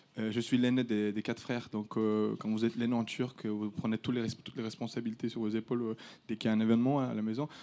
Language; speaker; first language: French; early bilingual, other home language; Turkish